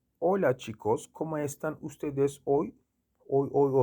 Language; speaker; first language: Spanish; non-native, learner; Turkish